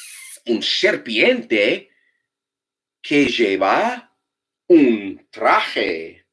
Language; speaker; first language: Spanish; non-native, fluent; English